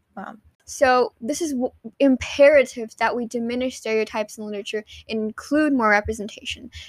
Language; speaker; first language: English; early bilingual, other home language; Hindi